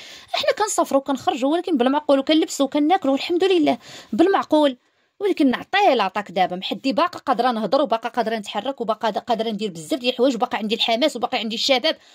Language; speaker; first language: Arabic; native; Arabic